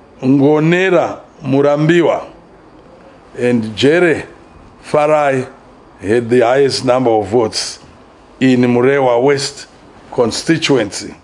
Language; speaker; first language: English; non-native, local second language; Shona